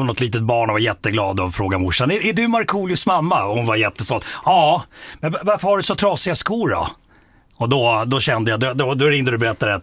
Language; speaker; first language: Swedish; native; Swedish